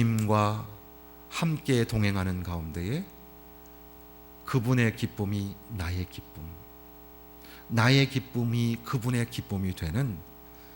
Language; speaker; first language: Korean; native; Korean